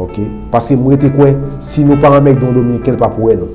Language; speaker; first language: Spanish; non-native, learner; Haitian Creole